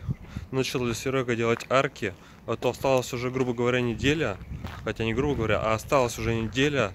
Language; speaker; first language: Russian; native; Russian